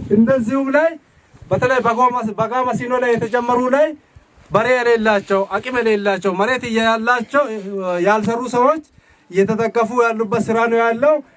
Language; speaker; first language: Amharic; non-native, local second language; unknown